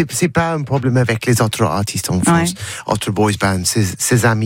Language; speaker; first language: French; non-native, learner; English